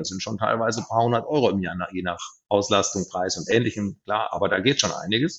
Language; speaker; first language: German; native; German